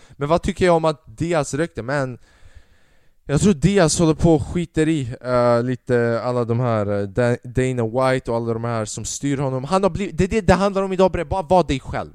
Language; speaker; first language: Swedish; early bilingual, other home language; Albanian